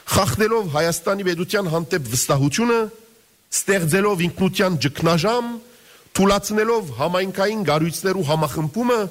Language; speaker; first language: Armenian; early bilingual, heritage; Armenian